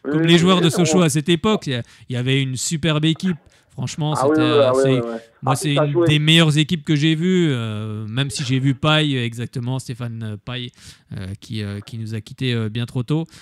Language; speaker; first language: French; native; French